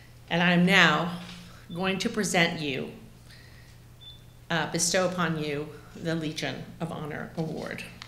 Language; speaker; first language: English; native; English